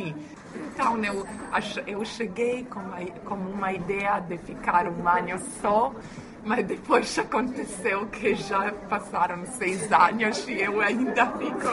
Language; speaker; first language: Portuguese; non-native, learner; Croatian